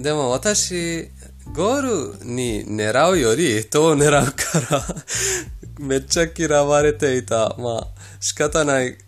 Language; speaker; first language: Japanese; non-native, fluent; Persian